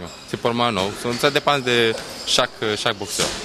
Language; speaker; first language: French; non-native, fluent; Romanian